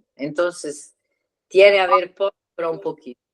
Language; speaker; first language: Spanish; non-native, learner; Italian